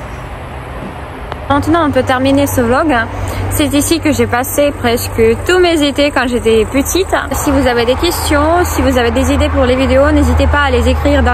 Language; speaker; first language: French; non-native, fluent; Russian